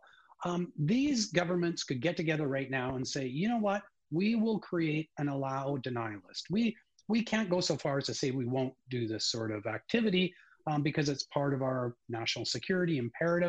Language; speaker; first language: English; native; English